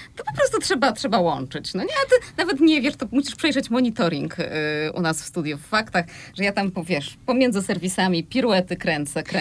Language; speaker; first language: Polish; native; Polish